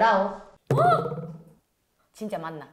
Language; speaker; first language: Korean; native; Korean